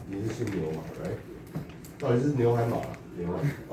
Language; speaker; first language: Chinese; native; Chinese